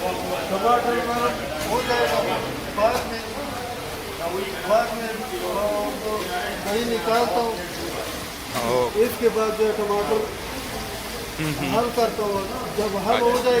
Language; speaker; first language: Hindi; non-native, local second language; Pashto